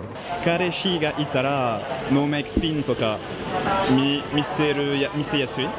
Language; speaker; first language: Japanese; non-native, learner; French